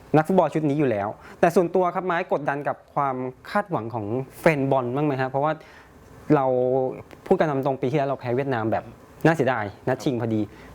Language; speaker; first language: Thai; native; Thai